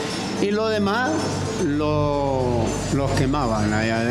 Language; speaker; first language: Spanish; non-native, fluent; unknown